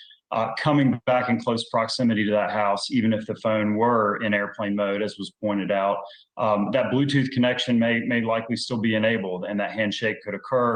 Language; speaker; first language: English; native; English